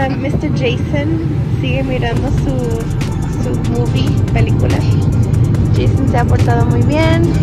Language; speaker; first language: Spanish; early bilingual, heritage; Spanish